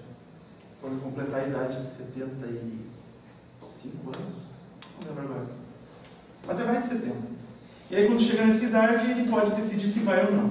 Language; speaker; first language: Portuguese; native; Portuguese